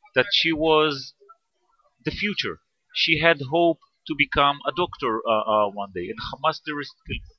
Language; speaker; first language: English; non-native, fluent; Hebrew